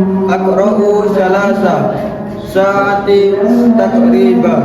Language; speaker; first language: Arabic; non-native, learner; Indonesian